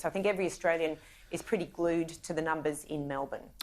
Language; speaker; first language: English; native; English